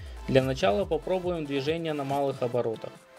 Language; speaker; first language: Russian; native; Russian